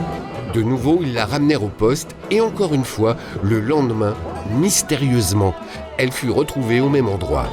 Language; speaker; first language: French; native; French